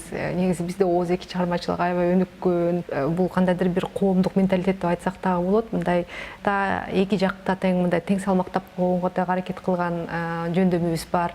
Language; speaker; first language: Kyrgyz; native; Kyrgyz